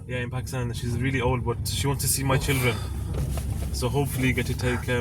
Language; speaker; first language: English; early bilingual, other home language; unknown